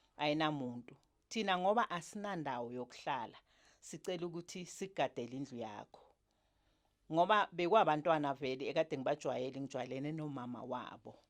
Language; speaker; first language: Zulu; native; Zulu